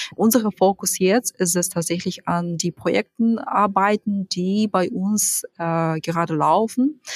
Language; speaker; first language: German; non-native, fluent; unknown